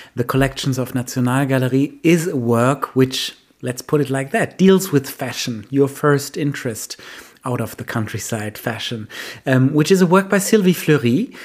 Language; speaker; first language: English; non-native, fluent; German